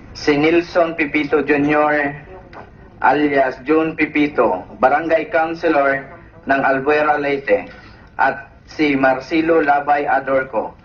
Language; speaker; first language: Filipino; non-native, local second language; Cebuano